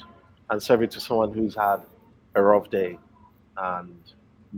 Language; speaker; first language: English; non-native, local second language; Igbo